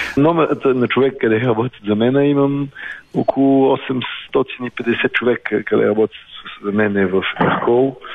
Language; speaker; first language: Bulgarian; early bilingual, heritage; Bulgarian